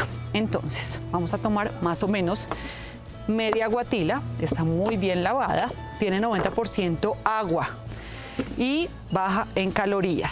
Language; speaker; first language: Spanish; native; Spanish